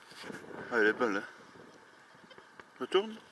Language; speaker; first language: French; native; French